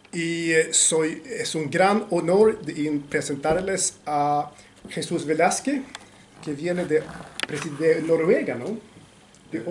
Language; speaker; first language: Spanish; non-native, fluent; Swedish